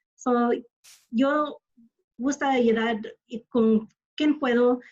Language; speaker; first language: Spanish; early bilingual, other home language; English